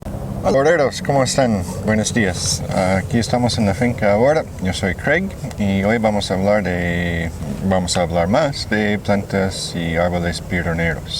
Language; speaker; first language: Spanish; non-native, fluent; English